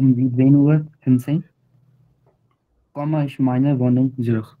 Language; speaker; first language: German; non-native, learner; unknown